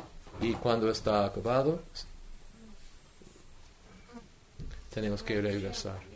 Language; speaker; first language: Spanish; non-native, fluent; English